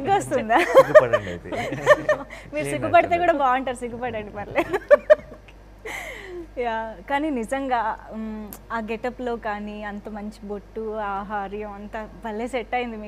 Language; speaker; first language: Telugu; native; Telugu